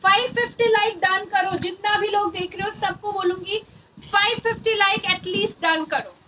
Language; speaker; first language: Hindi; non-native, local second language; Bangla